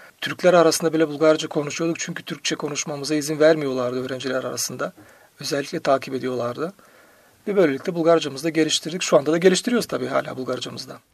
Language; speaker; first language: Turkish; native; Turkish